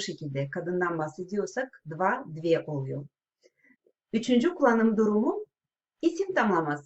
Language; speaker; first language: Turkish; non-native, fluent; Russian